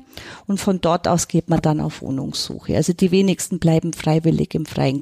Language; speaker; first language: German; native; German